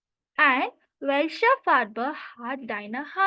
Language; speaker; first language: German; non-native, learner; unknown